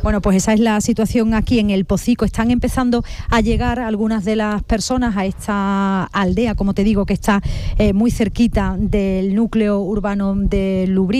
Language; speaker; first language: Spanish; native; Spanish